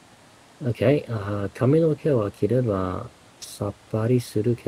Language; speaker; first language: Japanese; non-native, learner; English